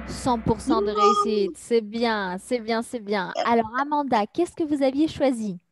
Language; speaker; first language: French; native; French